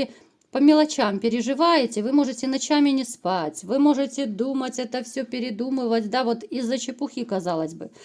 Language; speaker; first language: Russian; native; Russian